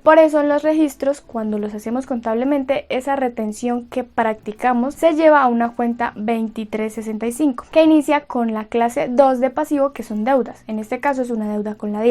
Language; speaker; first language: Spanish; native; Spanish